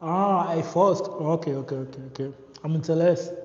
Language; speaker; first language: Romanian; non-native, learner; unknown